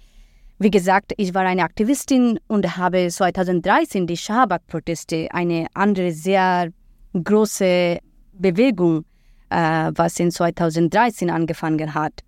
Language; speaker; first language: German; non-native, fluent; Bangla